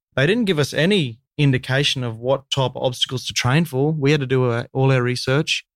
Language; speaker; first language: English; native; English